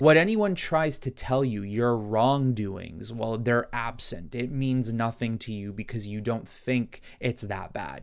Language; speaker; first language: English; native; English